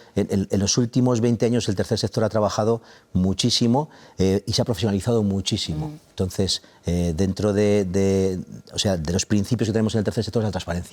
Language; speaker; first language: Spanish; native; Spanish